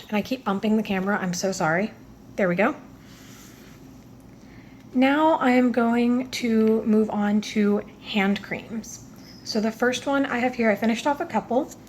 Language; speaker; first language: English; native; English